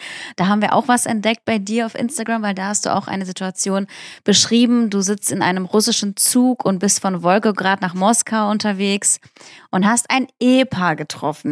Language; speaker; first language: German; early bilingual, other home language; Russian